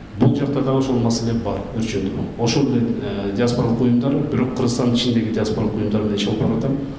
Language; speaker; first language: Kyrgyz; native; Kyrgyz